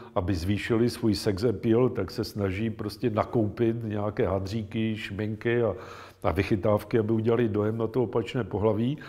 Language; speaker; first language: Czech; native; Czech